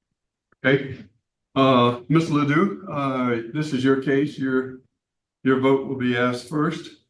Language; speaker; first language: English; native; English